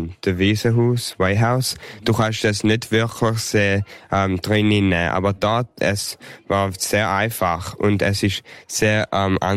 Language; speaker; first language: German; early bilingual, heritage; English